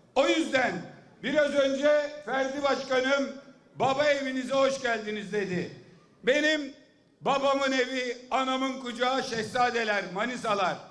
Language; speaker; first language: Turkish; native; Turkish